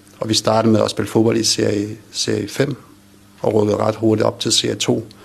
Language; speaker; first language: Danish; early bilingual, other home language; Kurdish